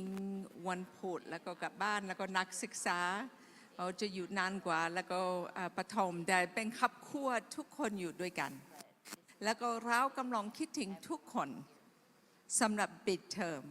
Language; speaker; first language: Thai; non-native, fluent; English